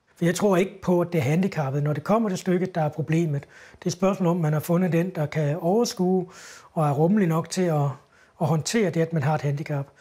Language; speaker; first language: Danish; native; Danish